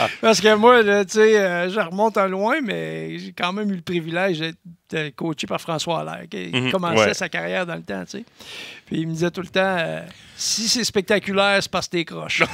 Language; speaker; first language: French; native; French